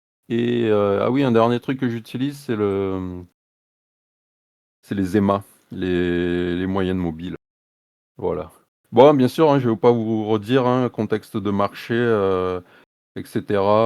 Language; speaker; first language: French; native; French